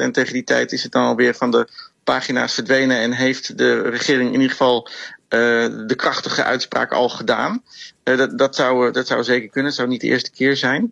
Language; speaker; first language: Dutch; native; Dutch